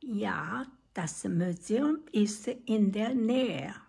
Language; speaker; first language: German; non-native, learner; Korean